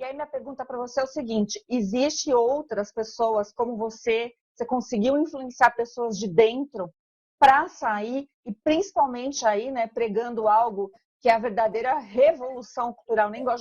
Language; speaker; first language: Portuguese; native; Portuguese